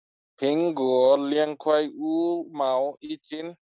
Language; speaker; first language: Chinese; non-native, learner; Bangla